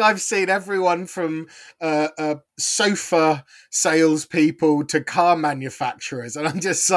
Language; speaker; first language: English; native; English